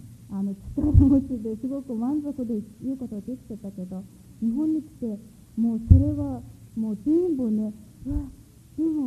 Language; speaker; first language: Japanese; non-native, fluent; Mongolian